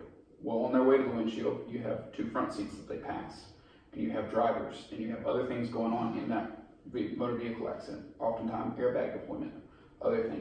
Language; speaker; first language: English; native; English